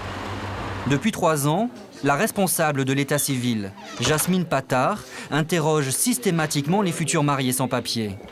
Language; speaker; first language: French; native; French